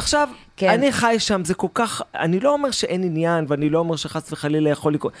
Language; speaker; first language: Hebrew; native; Hebrew